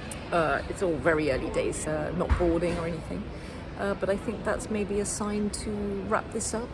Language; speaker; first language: English; native; English